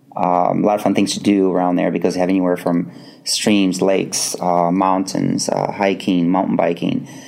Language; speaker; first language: English; non-native, fluent; Portuguese